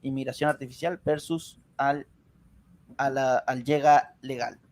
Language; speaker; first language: Spanish; native; Spanish